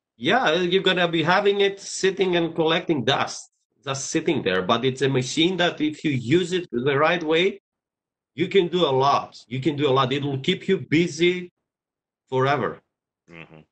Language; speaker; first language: English; non-native, fluent; Greek